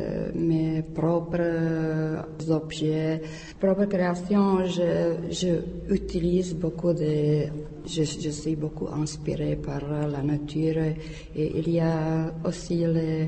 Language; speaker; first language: French; non-native, learner; Czech